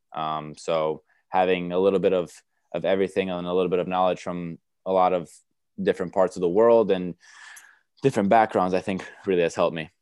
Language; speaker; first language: English; early bilingual, other home language; Romanian